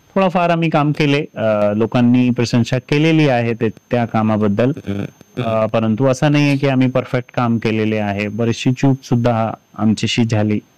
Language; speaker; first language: Marathi; non-native, fluent; Hindi